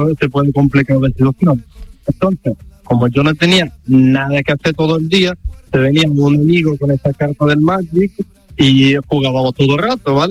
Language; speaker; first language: Spanish; non-native, fluent; Italian